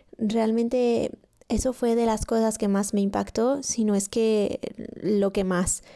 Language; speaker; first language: Spanish; native; Spanish